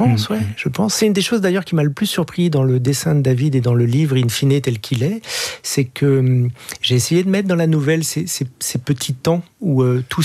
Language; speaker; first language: French; native; French